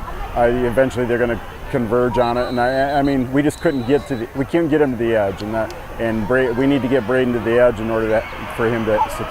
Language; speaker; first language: English; native; English